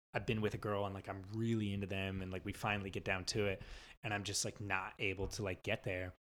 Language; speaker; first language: English; native; English